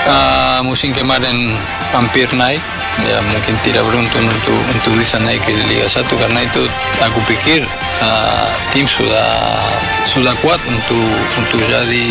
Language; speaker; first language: Indonesian; non-native, fluent; Spanish